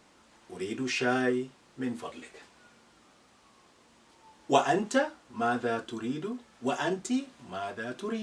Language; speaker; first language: Arabic; non-native, fluent; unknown